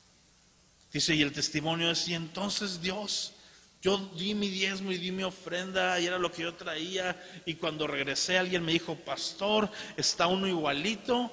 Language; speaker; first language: Spanish; native; Spanish